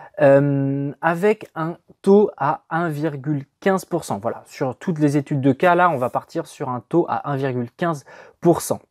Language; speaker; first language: French; native; French